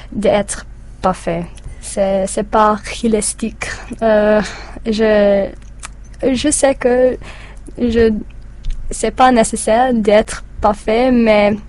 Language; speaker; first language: French; non-native, learner; English